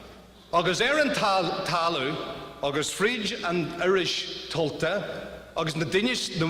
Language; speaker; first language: Irish; non-native, learner; English